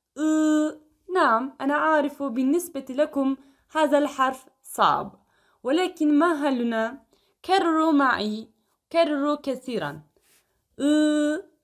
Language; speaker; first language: Arabic; non-native, fluent; Turkish